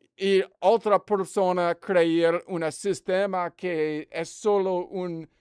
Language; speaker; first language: Spanish; non-native, learner; English